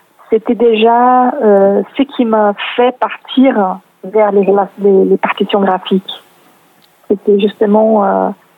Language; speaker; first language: French; non-native, fluent; Portuguese